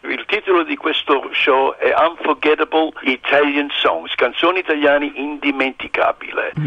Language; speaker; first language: Italian; early bilingual, heritage; Italian